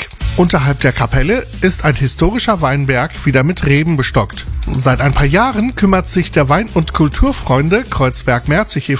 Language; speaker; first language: German; native; German